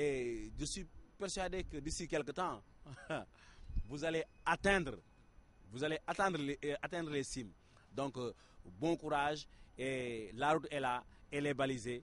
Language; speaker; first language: French; non-native, local second language; Wolof